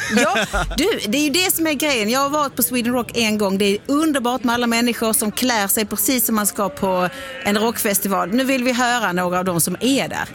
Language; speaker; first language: Swedish; native; Swedish